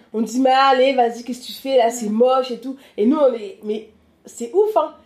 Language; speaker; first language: French; early bilingual, other home language; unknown